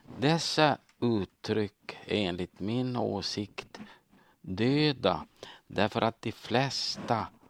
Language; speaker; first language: Swedish; native; Swedish